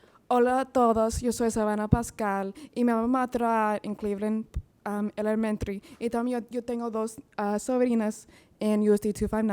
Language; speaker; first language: Spanish; non-native, learner; English